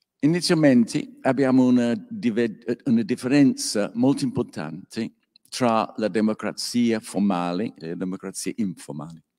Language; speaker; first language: Italian; non-native, learner; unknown